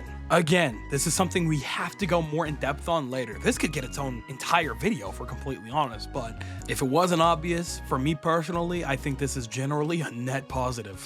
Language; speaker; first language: English; native; English